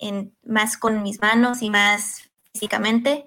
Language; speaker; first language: Spanish; early bilingual, heritage; Spanish